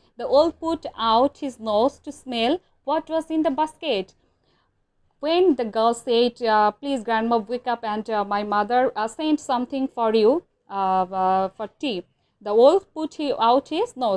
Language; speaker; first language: English; non-native, local second language; Bangla